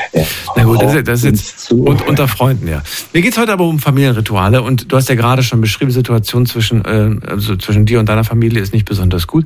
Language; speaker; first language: German; native; German